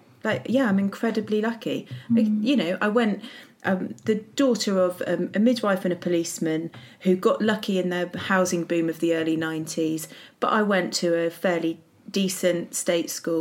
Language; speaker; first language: English; native; English